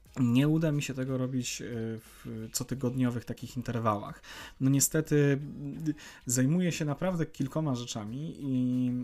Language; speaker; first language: Polish; native; Polish